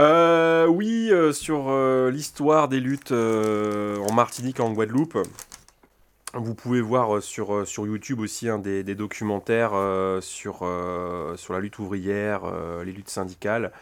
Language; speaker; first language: French; native; French